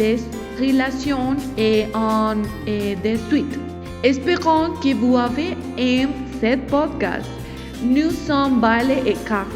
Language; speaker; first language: French; non-native, learner; Spanish